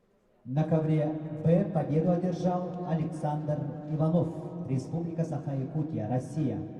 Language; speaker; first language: Russian; native; Russian